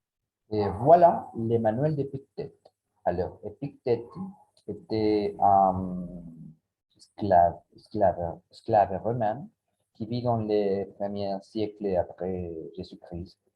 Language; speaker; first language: French; non-native, learner; Spanish